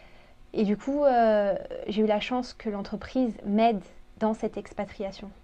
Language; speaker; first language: French; early bilingual, other home language; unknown